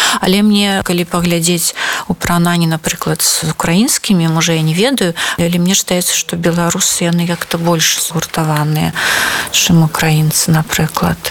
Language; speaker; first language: Belarusian; non-native, local second language; Russian